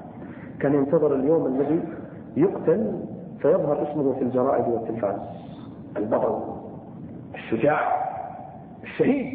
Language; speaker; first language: Arabic; native; Arabic